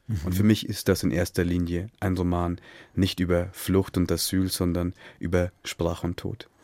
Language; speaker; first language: German; early bilingual, other home language; Tamil